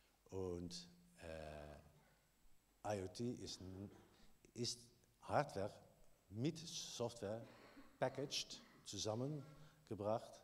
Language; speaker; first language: German; non-native, learner; Dutch